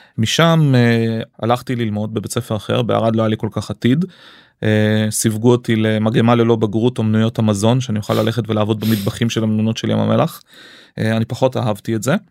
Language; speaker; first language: Hebrew; early bilingual, other home language; English